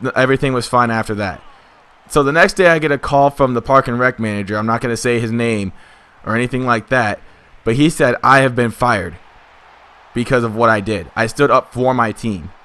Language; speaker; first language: English; native; English